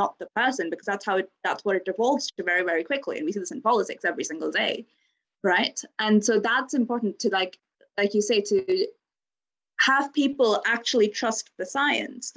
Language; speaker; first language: English; non-native, local second language; Bangla